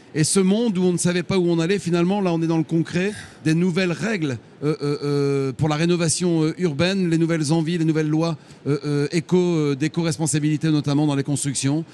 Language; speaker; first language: French; native; French